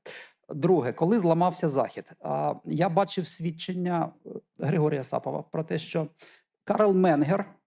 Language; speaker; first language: Ukrainian; native; Ukrainian